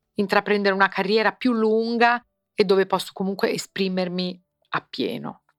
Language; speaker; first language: Italian; native; Italian